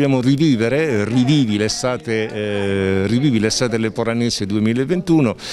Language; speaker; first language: Italian; native; Italian